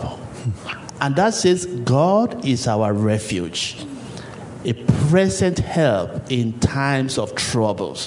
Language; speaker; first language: English; non-native, local second language; Yoruba